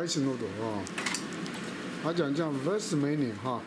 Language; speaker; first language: English; non-native, learner; Chinese